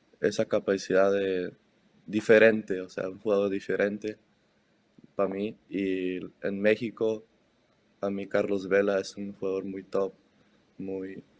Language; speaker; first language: Spanish; early bilingual, heritage; Spanish